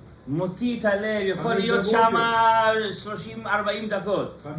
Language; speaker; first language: Hebrew; non-native, fluent; English